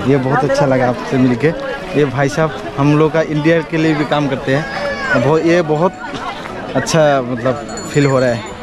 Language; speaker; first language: Hindi; non-native, local second language; Assamese